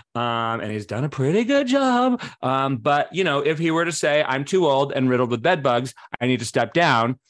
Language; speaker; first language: English; native; English